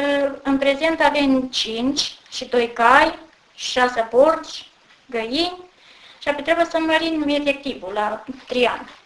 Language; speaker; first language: Romanian; native; Romanian